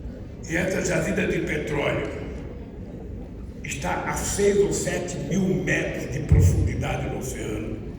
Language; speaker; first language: Portuguese; native; Portuguese